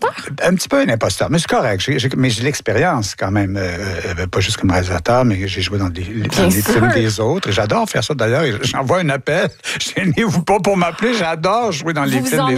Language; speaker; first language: French; native; French